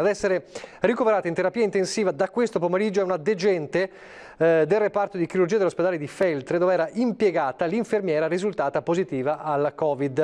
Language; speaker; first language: Italian; native; Italian